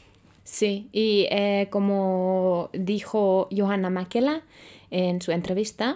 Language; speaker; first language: Spanish; non-native, fluent; Finnish